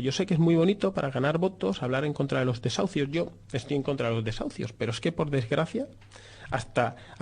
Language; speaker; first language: Spanish; native; Spanish